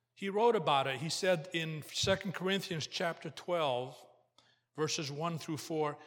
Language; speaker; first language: English; early bilingual, other home language; Portuguese